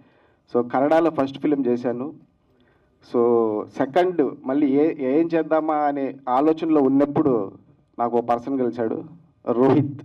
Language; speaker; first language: Telugu; native; Telugu